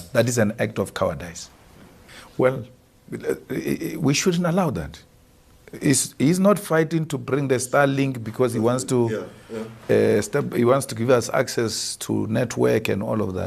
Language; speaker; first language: English; non-native, local second language; Northern Sotho